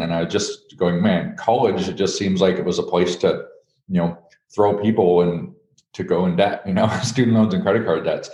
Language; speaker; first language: English; native; English